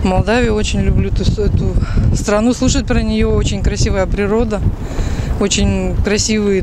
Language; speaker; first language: Russian; native; Russian